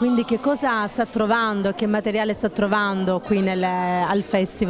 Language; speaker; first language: Italian; native; Italian